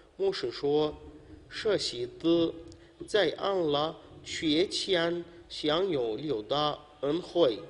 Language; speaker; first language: Chinese; non-native, learner; Arabic